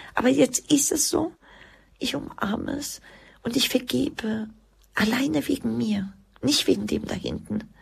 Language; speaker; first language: German; early bilingual, other home language; Croatian